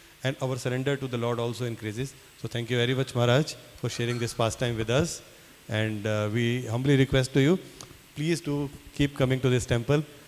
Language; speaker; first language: English; non-native, local second language; Hindi